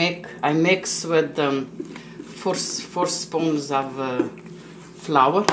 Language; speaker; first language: English; non-native, learner; Portuguese